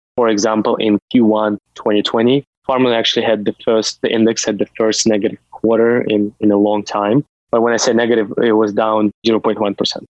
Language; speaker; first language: English; non-native, fluent; Russian